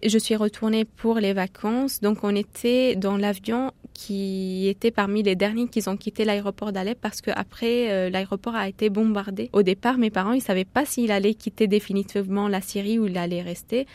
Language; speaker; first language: French; non-native, fluent; Arabic